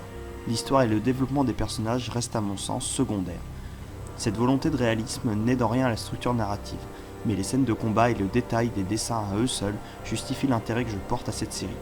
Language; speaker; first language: French; native; French